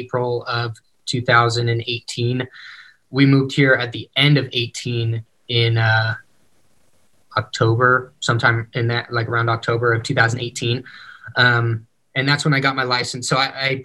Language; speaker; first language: English; native; English